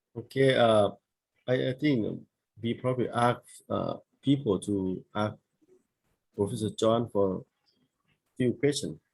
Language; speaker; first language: English; non-native, learner; Thai